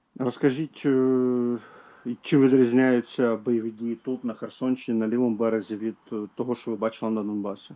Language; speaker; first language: Ukrainian; native; Ukrainian